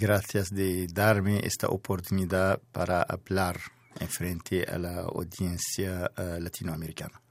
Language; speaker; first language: Spanish; non-native, fluent; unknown